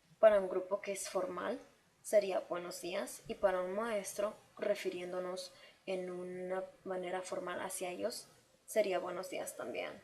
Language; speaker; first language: Spanish; native; Spanish